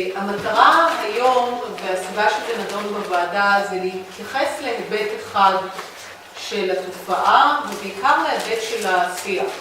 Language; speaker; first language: Hebrew; native; Hebrew